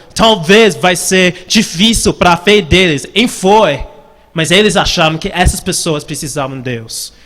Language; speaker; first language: Portuguese; non-native, fluent; English